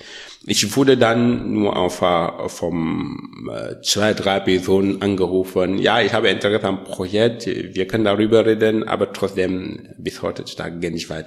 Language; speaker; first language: German; non-native, learner; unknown